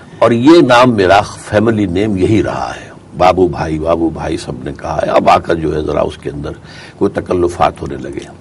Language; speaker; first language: Urdu; native; Urdu